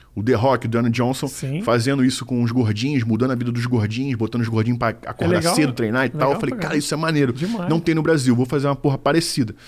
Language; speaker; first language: Portuguese; native; Portuguese